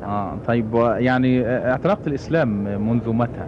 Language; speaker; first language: Arabic; native; Arabic